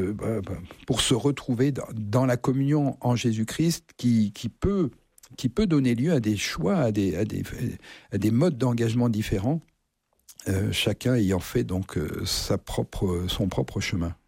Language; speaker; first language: French; native; French